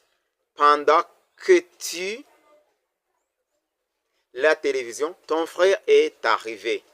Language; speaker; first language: French; non-native, local second language; Kinyarwanda